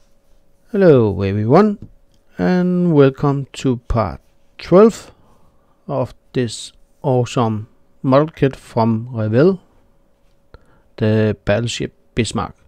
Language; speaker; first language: English; non-native, learner; Danish